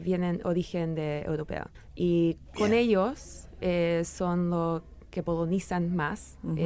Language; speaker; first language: Spanish; early bilingual, heritage; English